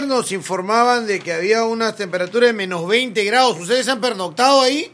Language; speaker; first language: Spanish; native; Spanish